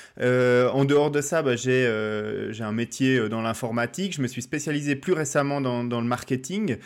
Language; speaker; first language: French; native; French